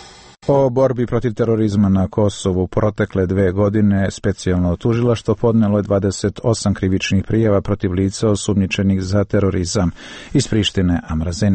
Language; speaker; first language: Croatian; native; Croatian